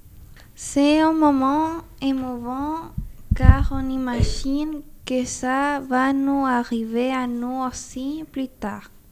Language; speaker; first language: French; non-native, learner; Spanish